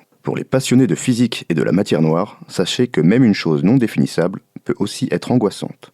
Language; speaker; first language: French; native; French